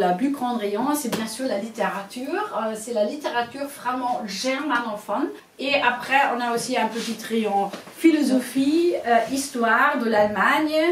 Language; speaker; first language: French; non-native, fluent; German